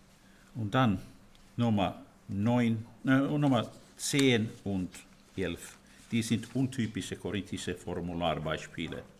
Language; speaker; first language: German; non-native, fluent; Finnish